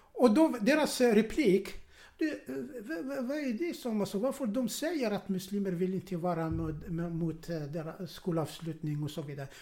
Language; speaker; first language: Swedish; non-native, fluent; Arabic